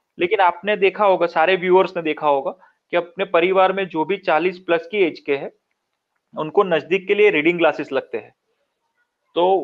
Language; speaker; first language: Hindi; non-native, local second language; Gujarati